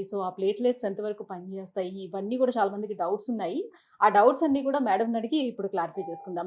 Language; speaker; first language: Telugu; native; Telugu